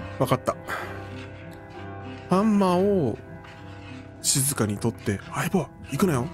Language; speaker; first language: Japanese; native; Japanese